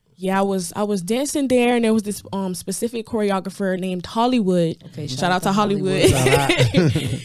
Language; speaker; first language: English; native; English